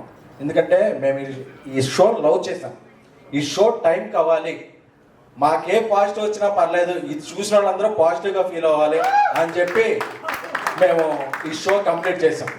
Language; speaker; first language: Telugu; native; Telugu